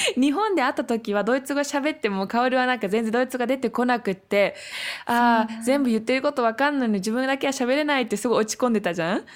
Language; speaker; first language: Japanese; early bilingual, heritage; German